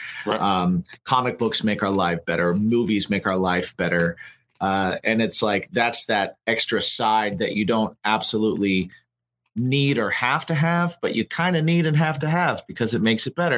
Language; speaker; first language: English; native; English